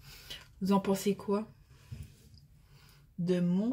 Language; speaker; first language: French; native; French